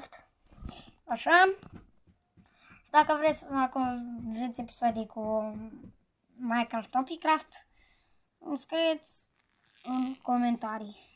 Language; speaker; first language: Romanian; native; Romanian